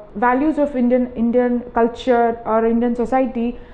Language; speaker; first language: English; non-native, local second language; Tamil